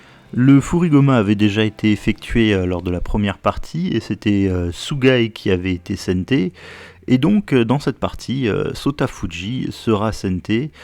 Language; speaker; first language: French; native; French